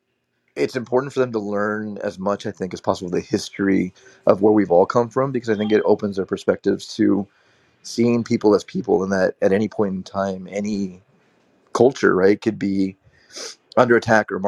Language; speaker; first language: English; native; English